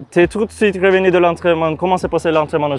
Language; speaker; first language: French; non-native, learner; Turkish